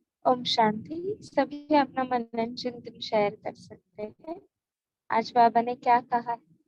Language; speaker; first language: Hindi; native; Hindi